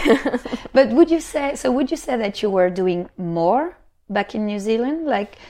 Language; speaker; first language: English; non-native, fluent; French